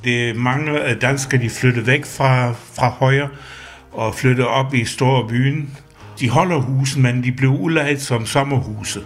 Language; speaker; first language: Danish; non-native, fluent; German